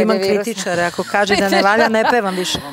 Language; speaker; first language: Serbian; native; Serbian